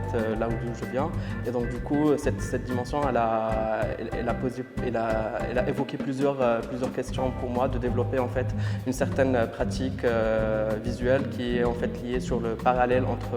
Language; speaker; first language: French; non-native, local second language; Arabic